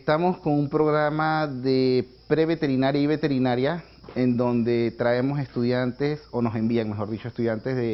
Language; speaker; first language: Spanish; native; Spanish